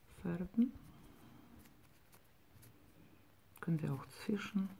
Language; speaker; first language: German; non-native, fluent; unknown